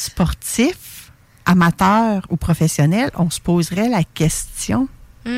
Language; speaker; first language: French; native; French